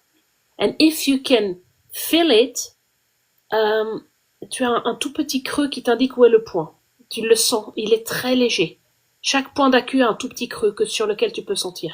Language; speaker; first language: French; native; French